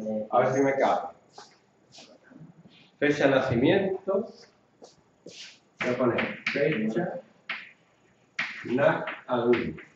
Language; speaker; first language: Spanish; native; Spanish